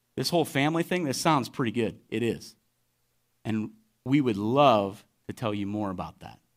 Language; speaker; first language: English; native; English